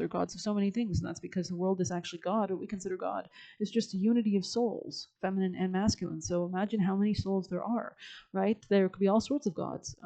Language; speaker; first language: English; native; English